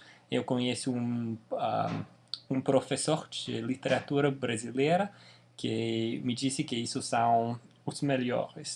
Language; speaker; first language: Portuguese; non-native, fluent; English